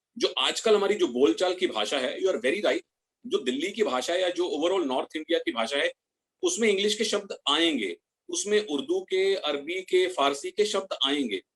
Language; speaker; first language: Hindi; native; Hindi